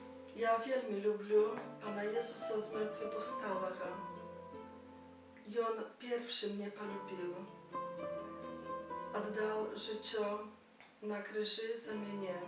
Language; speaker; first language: Polish; non-native, learner; Belarusian